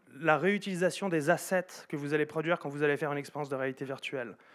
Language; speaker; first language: French; native; French